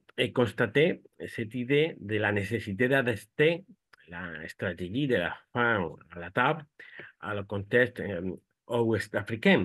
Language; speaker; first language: French; non-native, fluent; Spanish